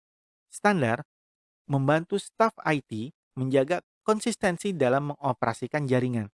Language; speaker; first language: Indonesian; native; Indonesian